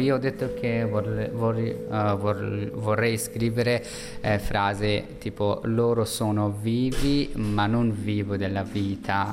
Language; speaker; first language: Italian; non-native, learner; Persian